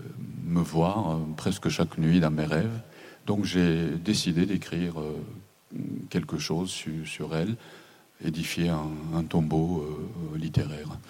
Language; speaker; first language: French; non-native, fluent; Japanese